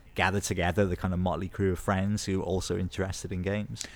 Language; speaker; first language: English; native; English